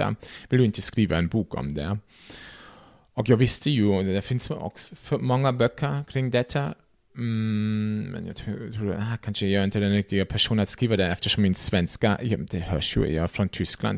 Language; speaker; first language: Swedish; non-native, fluent; German